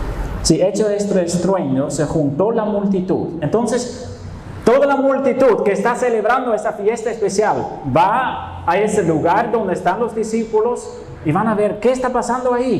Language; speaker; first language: Spanish; non-native, fluent; Dutch